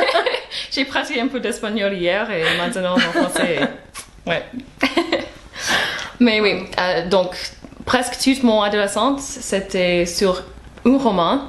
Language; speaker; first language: French; non-native, fluent; English